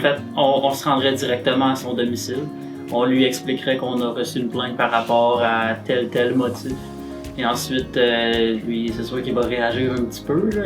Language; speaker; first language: French; native; French